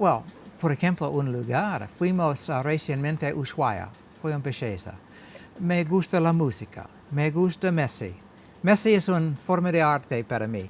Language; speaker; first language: Spanish; non-native, learner; English